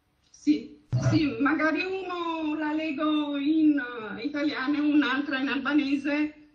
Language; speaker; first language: Italian; non-native, fluent; Albanian